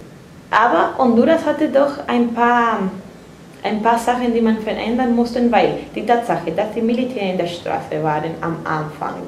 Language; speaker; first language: German; non-native, fluent; Spanish